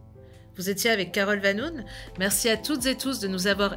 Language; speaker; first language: French; native; French